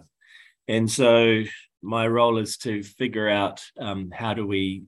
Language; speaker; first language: English; native; English